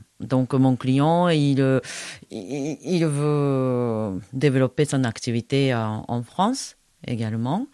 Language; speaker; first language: French; non-native, fluent; Japanese